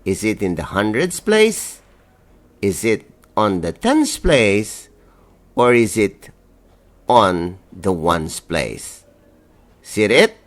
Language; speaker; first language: English; non-native, local second language; Filipino